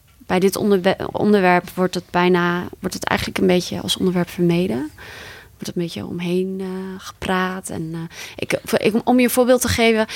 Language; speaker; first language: Dutch; early bilingual, other home language; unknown